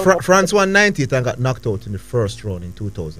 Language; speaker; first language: English; native; English